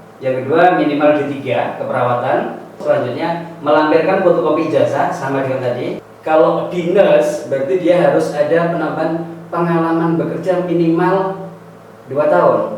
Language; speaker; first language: Indonesian; non-native, local second language; Javanese